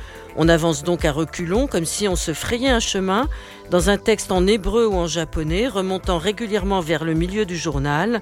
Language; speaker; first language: French; native; French